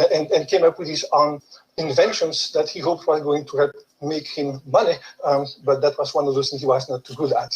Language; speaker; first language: English; non-native, fluent; French